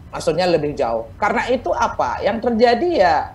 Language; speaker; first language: Indonesian; native; Indonesian